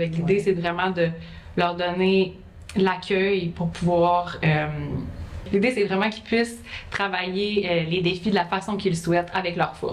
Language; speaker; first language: French; native; French